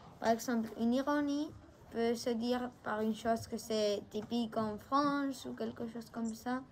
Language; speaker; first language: French; non-native, local second language; Spanish